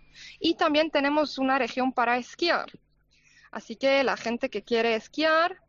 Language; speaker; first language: Spanish; non-native, fluent; German